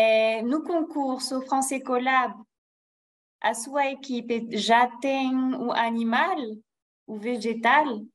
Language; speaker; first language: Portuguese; non-native, fluent; French